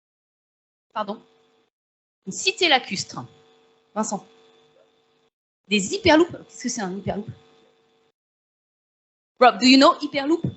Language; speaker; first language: French; native; French